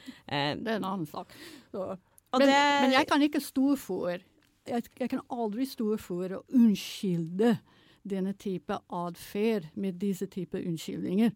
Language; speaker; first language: Norwegian; non-native, fluent; English